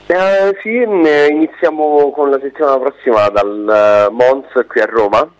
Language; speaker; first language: Italian; native; Italian